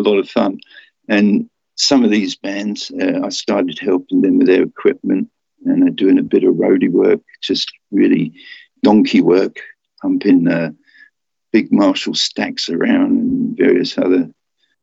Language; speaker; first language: English; native; English